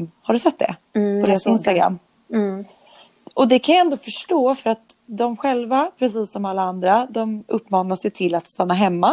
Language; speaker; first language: Swedish; native; Swedish